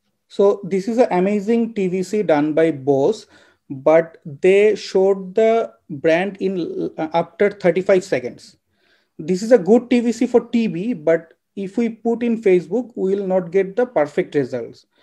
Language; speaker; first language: English; non-native, local second language; Bangla